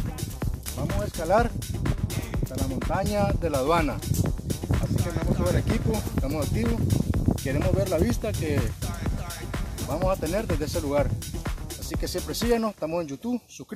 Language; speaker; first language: Spanish; native; Spanish